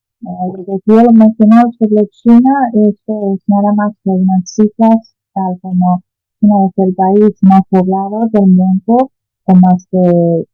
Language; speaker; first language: Spanish; non-native, fluent; Chinese